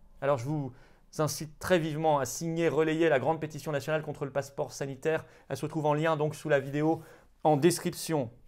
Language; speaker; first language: French; native; French